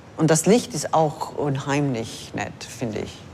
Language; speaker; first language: German; non-native, fluent; English